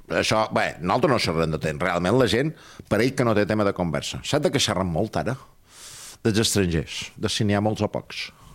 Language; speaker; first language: Catalan; native; Catalan